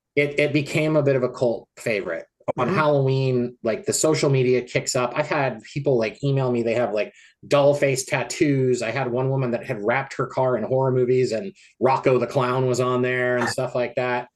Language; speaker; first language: English; native; English